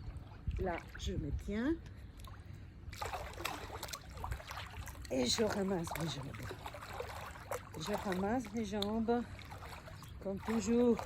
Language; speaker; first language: French; non-native, fluent; Spanish